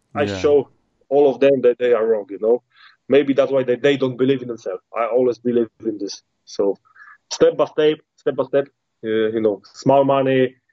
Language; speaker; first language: English; non-native, learner; Polish